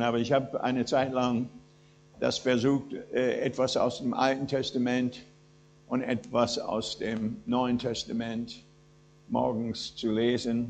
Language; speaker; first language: German; non-native, fluent; English